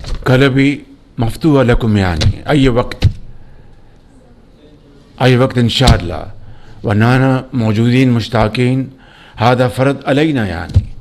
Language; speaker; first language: Arabic; non-native, learner; Urdu